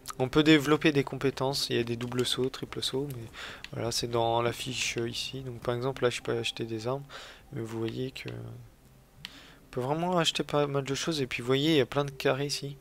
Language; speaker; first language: French; native; French